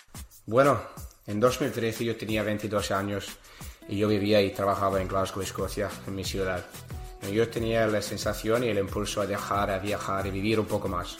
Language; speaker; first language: Spanish; non-native, learner; English